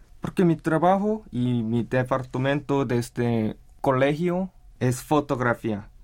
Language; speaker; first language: Spanish; non-native, learner; Korean